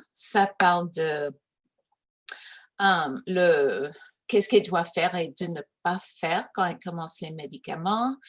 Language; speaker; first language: French; early bilingual, heritage; English